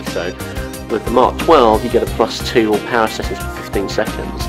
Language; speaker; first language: English; native; English